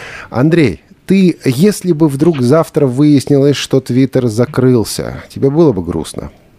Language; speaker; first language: Russian; native; Russian